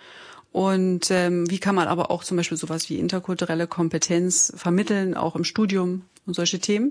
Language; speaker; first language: German; native; German